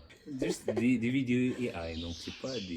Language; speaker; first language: French; non-native, local second language; Arabic